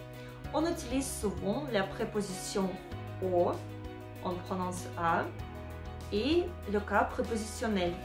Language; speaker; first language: French; non-native, fluent; Russian